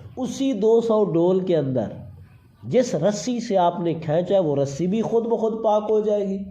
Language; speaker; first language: Urdu; non-native, local second language; Saraiki